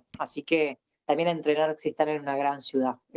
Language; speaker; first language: Spanish; native; Spanish